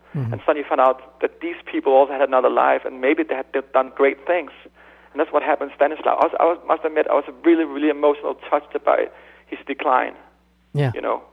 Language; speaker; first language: English; non-native, fluent; Danish